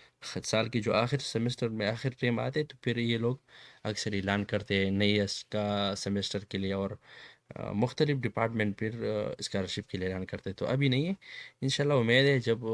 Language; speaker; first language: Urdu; non-native, local second language; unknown